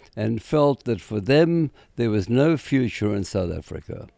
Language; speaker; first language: English; native; English